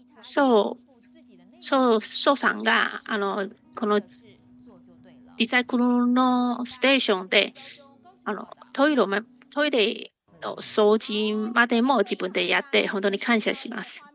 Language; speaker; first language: Japanese; non-native, learner; Chinese